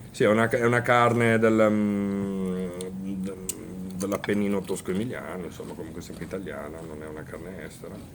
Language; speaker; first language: Italian; native; Italian